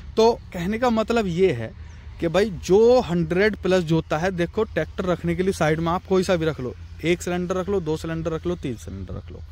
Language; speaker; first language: Hindi; native; Hindi